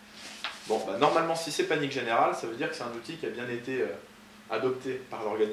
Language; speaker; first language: French; native; French